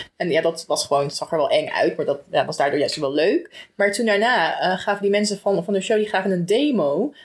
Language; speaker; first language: Dutch; native; Dutch